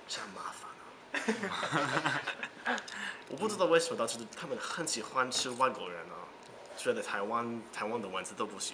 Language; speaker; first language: Chinese; non-native, learner; English